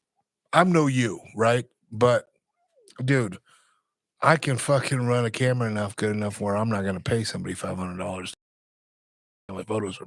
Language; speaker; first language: English; native; English